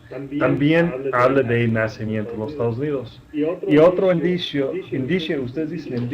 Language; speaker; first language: Spanish; non-native, fluent; English